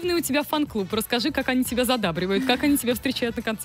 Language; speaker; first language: Russian; native; Russian